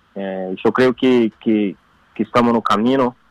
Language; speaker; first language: Spanish; non-native, learner; Portuguese